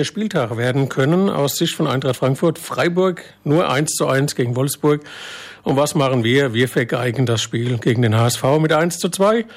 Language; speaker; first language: German; native; German